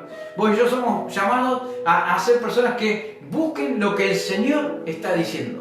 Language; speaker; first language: Spanish; native; Spanish